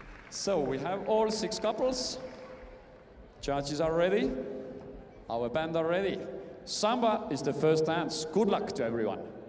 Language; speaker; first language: English; non-native, fluent; Estonian